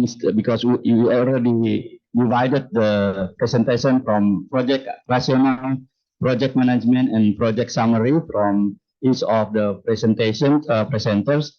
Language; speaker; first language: English; non-native, fluent; Indonesian